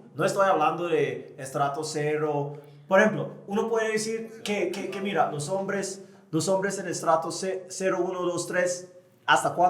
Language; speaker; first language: Spanish; non-native, fluent; English